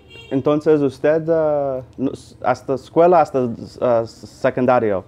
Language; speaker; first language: Spanish; non-native, learner; English